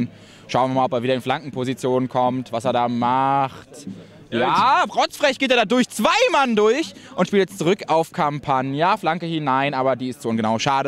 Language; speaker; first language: German; native; German